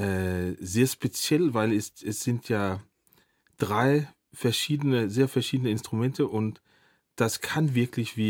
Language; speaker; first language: German; non-native, fluent; Danish